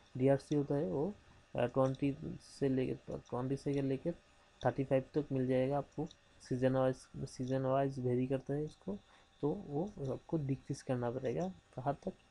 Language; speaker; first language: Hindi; non-native, local second language; Bangla